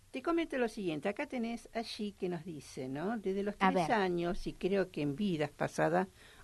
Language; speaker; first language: Spanish; native; Spanish